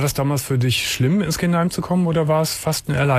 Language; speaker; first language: German; native; German